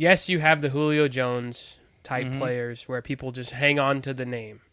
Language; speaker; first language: English; native; English